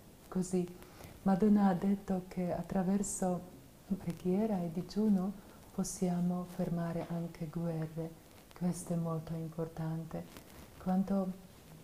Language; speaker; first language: Italian; non-native, fluent; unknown